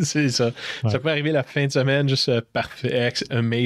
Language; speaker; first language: French; native; French